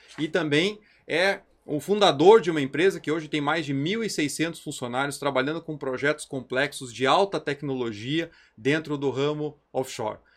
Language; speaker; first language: Portuguese; native; Portuguese